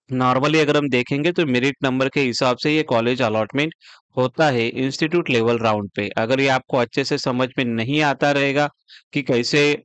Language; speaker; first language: Hindi; non-native, local second language; Marathi